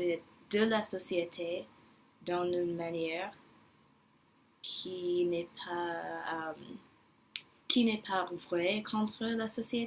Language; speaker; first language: French; non-native, learner; English